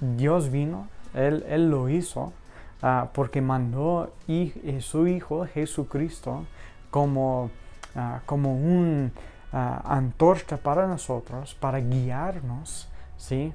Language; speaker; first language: Spanish; non-native, fluent; English